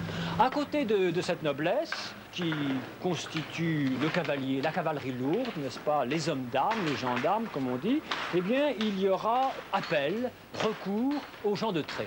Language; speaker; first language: French; native; French